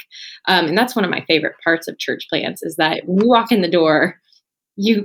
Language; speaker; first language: English; native; English